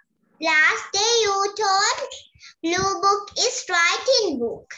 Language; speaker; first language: English; non-native, learner; Sinhala